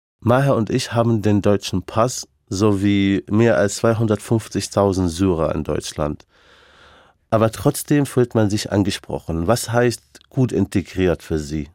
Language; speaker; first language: German; non-native, fluent; Arabic